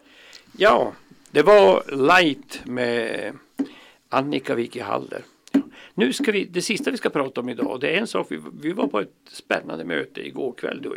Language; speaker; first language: Swedish; native; Swedish